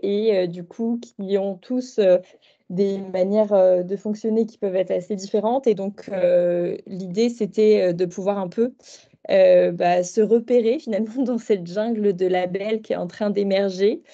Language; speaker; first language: French; native; French